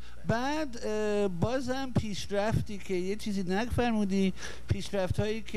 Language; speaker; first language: Persian; non-native, fluent; English